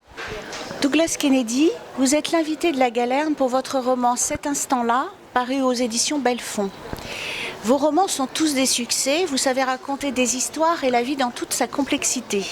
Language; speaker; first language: French; native; French